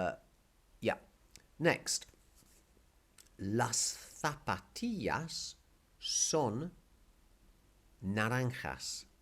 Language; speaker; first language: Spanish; non-native, fluent; English